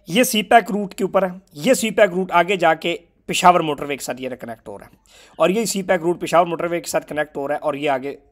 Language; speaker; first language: Urdu; non-native, local second language; Punjabi